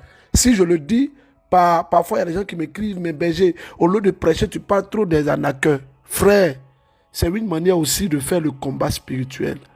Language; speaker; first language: French; native; French